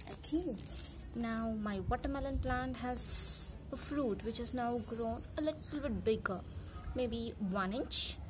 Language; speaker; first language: English; non-native, local second language; Telugu